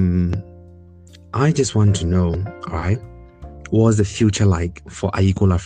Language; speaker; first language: English; non-native, local second language; Ga